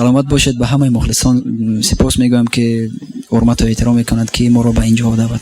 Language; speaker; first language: Persian; non-native, local second language; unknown